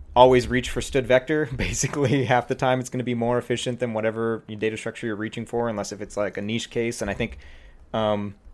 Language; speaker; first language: English; native; English